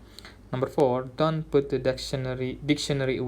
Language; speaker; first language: English; non-native, fluent; Indonesian